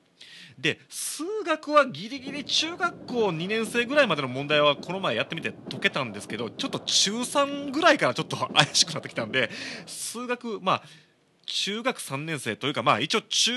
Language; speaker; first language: Japanese; native; Japanese